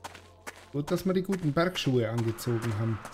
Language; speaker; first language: German; native; German